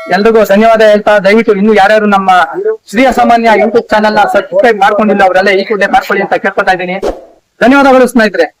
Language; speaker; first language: Kannada; native; Kannada